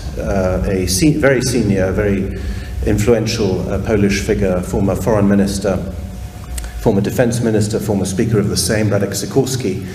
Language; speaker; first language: English; native; English